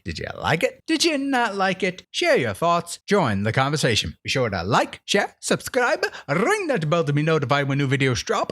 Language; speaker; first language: English; native; English